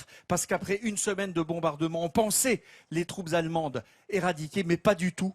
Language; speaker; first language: French; native; French